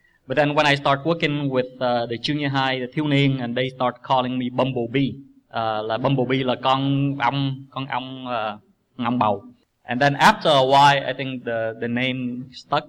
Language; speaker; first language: English; non-native, fluent; Vietnamese